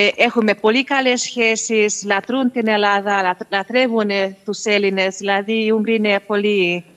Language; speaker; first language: Greek; early bilingual, heritage; Hungarian